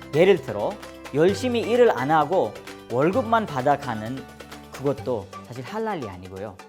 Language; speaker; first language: Korean; non-native, fluent; Urdu